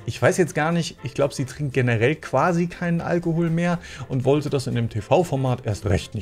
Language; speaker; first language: German; native; German